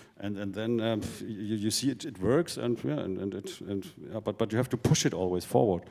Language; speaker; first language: English; non-native, fluent; German